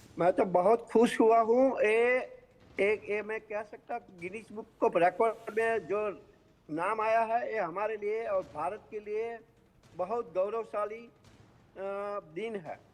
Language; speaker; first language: Hindi; non-native, local second language; Gujarati